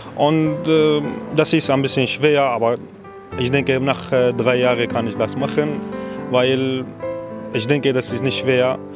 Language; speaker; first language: German; non-native, learner; Kurdish